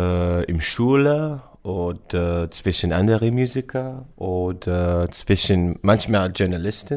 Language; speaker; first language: German; non-native, learner; English